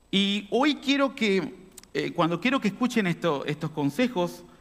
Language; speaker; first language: Spanish; native; Spanish